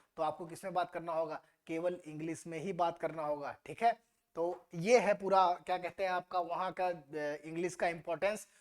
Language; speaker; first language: Hindi; native; Hindi